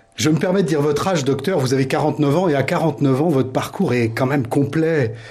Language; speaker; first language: French; native; French